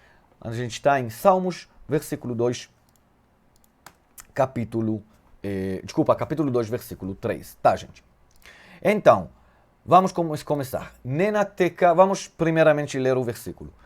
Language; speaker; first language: Portuguese; non-native, fluent; Hebrew